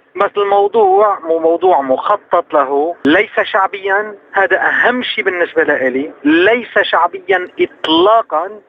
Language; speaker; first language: Arabic; native; Arabic